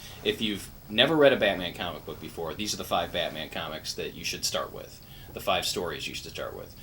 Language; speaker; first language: English; native; English